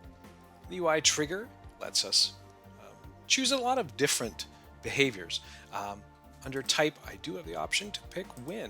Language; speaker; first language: English; native; English